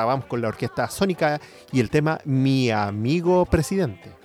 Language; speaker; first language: Spanish; native; Spanish